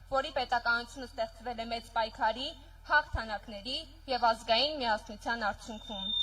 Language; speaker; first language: Armenian; native; Armenian